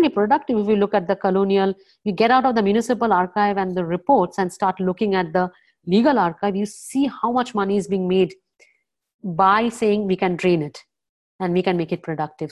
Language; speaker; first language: English; non-native, local second language; Bangla